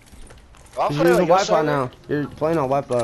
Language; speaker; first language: English; native; English